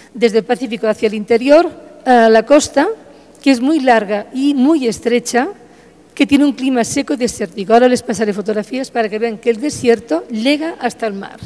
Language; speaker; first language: Spanish; native; Spanish